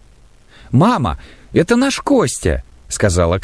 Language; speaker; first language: Russian; native; Russian